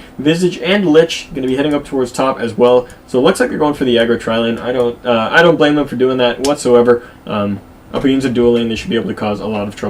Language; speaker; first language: English; native; English